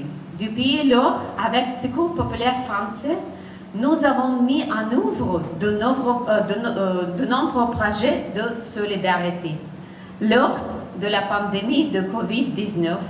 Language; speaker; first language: French; non-native, fluent; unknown